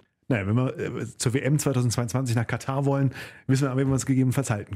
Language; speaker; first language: German; native; German